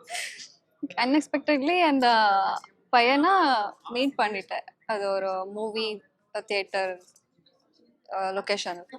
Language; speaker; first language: Tamil; non-native, learner; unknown